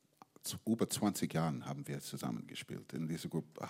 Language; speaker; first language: German; non-native, fluent; English